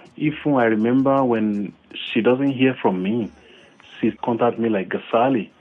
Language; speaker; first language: English; non-native, local second language; Yoruba